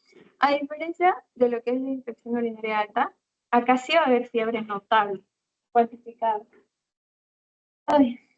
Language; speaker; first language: Spanish; native; Spanish